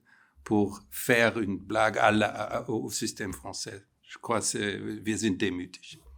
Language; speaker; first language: French; non-native, fluent; German